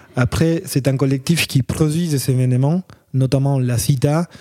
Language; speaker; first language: French; non-native, fluent; Spanish